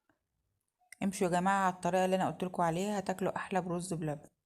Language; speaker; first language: Arabic; native; Arabic